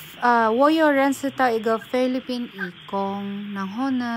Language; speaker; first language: Chinese; non-native, fluent; Filipino